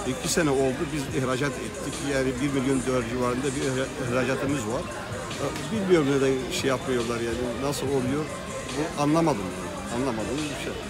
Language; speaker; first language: Turkish; non-native, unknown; Arabic